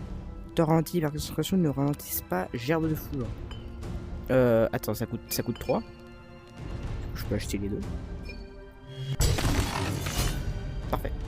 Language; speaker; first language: French; native; French